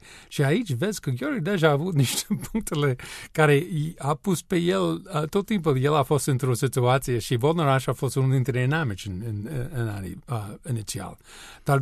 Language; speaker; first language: Romanian; non-native, learner; English